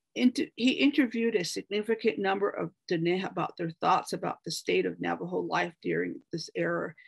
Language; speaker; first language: English; native; English